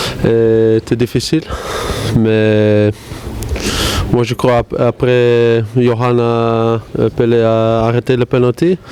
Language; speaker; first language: French; non-native, learner; Dutch